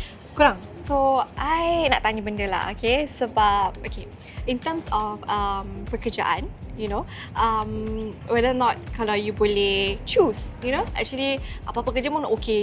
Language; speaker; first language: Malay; native; Malay